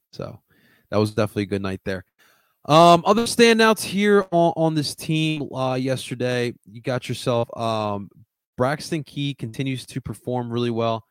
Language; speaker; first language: English; early bilingual, other home language; Spanish